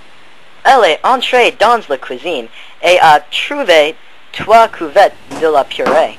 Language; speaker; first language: French; non-native, learner; English